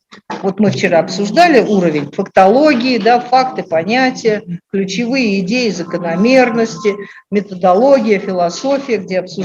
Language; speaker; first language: Russian; native; Russian